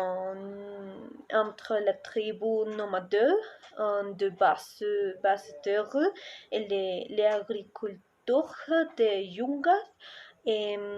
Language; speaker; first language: French; non-native, learner; Spanish